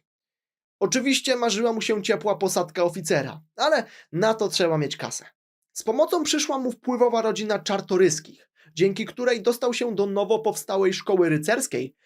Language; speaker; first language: Polish; native; Polish